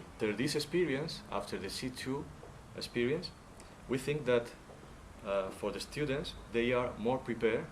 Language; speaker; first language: English; non-native, learner; Spanish